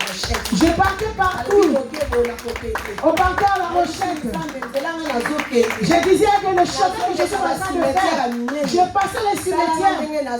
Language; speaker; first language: French; non-native, local second language; Lingala